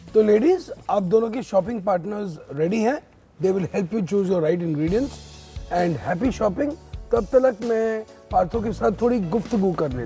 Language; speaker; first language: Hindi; native; Hindi